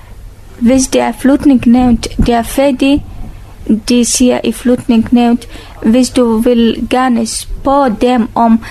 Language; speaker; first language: Danish; non-native, learner; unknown